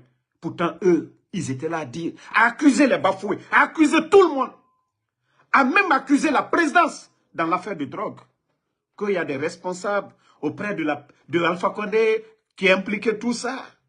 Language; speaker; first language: French; non-native, local second language; Mandingo